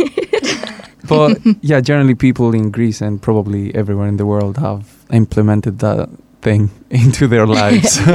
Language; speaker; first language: English; non-native, fluent; Hungarian